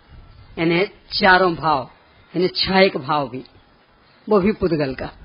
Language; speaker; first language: Hindi; native; Hindi